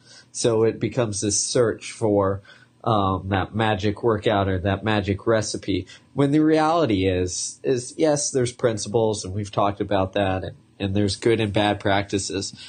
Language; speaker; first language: English; native; English